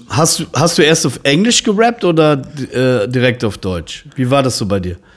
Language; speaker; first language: German; native; German